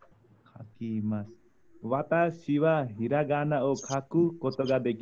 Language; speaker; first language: Japanese; non-native, learner; Nepali